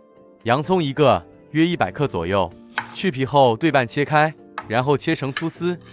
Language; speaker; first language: Chinese; native; Chinese